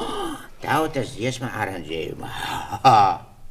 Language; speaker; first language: Latvian; non-native, learner; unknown